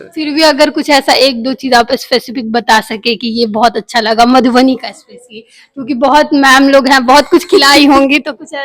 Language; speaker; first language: Hindi; native; Hindi